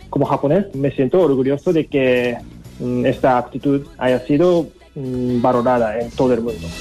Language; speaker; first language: Spanish; non-native, fluent; Japanese